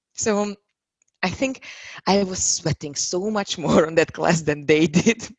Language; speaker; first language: English; non-native, fluent; Hungarian